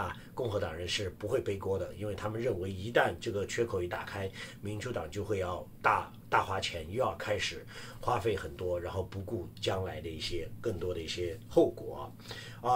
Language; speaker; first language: Chinese; native; Chinese